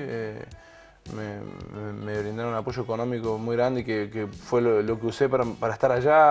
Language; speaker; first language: Spanish; native; Spanish